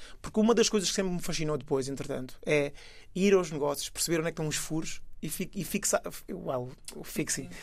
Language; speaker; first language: Portuguese; early bilingual, other home language; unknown